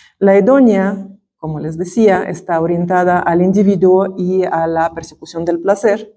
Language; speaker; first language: Spanish; non-native, fluent; Russian